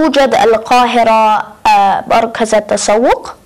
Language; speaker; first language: Arabic; non-native, learner; English